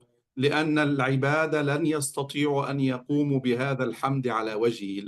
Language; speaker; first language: Arabic; native; Arabic